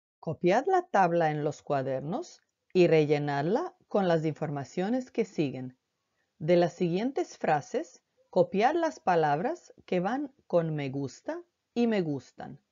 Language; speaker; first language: Spanish; non-native, fluent; Croatian